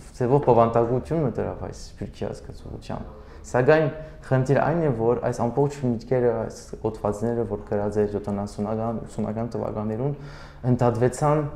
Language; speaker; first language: Armenian; early bilingual, heritage; Armenian